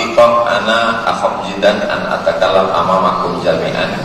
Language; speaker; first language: Arabic; non-native, fluent; Indonesian